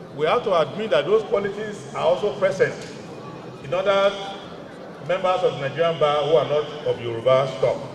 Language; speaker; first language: English; non-native, local second language; Yoruba